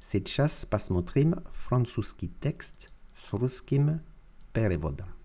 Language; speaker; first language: Russian; non-native, fluent; French